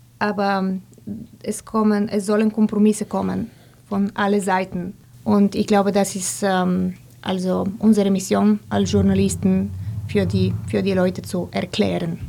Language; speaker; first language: German; non-native, fluent; Bulgarian